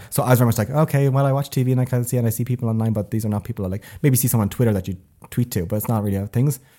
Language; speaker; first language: English; native; English